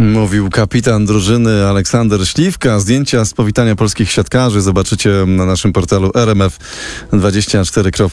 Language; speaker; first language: Polish; native; Polish